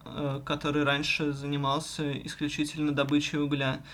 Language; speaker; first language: Russian; native; Russian